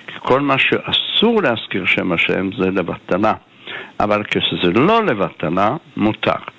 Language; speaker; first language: Hebrew; native; Hebrew